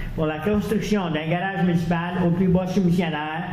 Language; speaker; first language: French; native; French